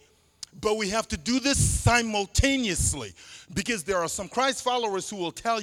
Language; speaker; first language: English; non-native, fluent; Sango